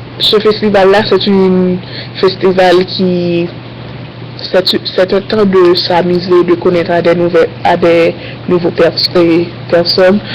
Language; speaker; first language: French; non-native, learner; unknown